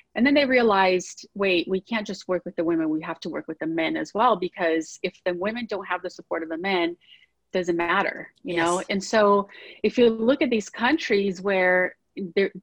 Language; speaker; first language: English; early bilingual, other home language; Portuguese